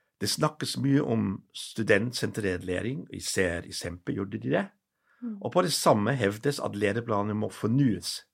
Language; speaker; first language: Norwegian; non-native, fluent; German